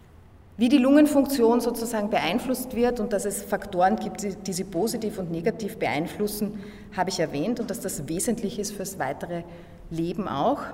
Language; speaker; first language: German; native; German